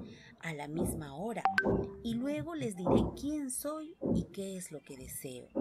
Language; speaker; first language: Spanish; native; Spanish